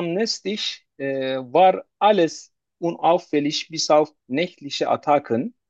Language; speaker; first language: German; non-native, learner; Turkish